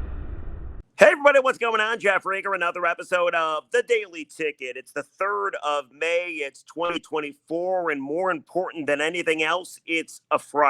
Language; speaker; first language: English; native; English